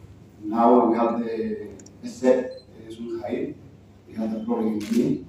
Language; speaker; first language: English; non-native, learner; Spanish